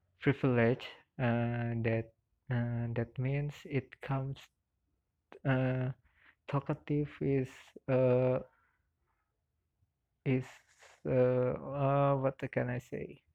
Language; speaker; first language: English; non-native, learner; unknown